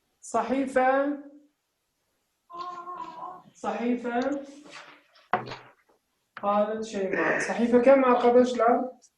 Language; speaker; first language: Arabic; non-native, fluent; Turkish